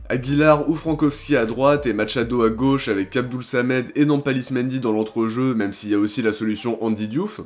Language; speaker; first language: French; native; French